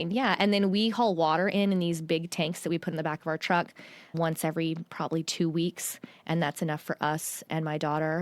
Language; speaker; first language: English; native; English